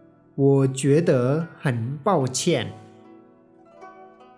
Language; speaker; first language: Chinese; non-native, fluent; Tibetan